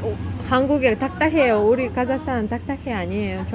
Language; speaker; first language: Korean; non-native, learner; Kazakh